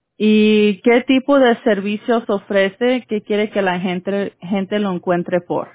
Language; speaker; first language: Spanish; early bilingual, heritage; Spanish